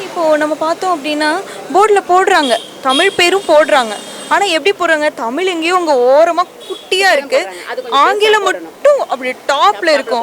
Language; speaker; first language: Tamil; native; Tamil